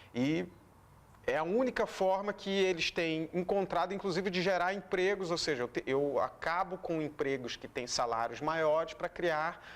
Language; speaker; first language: Portuguese; native; Portuguese